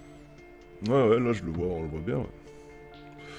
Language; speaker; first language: French; native; French